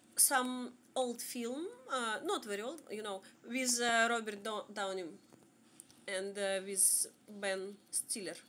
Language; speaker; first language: English; non-native, learner; Russian